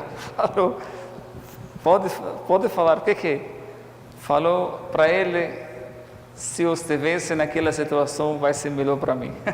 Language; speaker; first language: Portuguese; non-native, fluent; Arabic